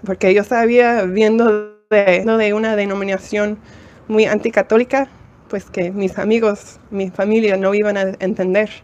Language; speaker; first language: Spanish; non-native, fluent; English